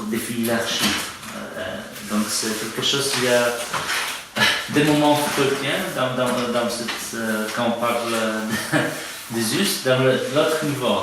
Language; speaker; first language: French; non-native, fluent; Polish